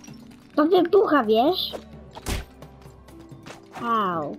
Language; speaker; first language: Polish; early bilingual, heritage; Polish